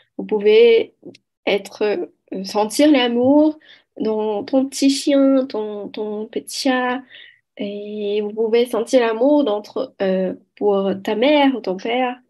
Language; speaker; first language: French; non-native, learner; Portuguese